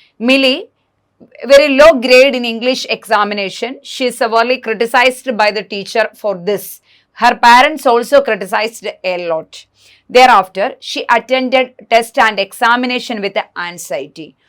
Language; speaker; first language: English; non-native, local second language; Malayalam